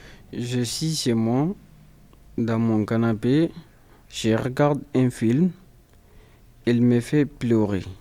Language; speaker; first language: French; non-native, learner; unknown